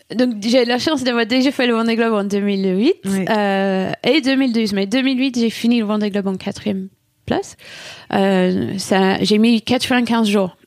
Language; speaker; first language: French; non-native, fluent; English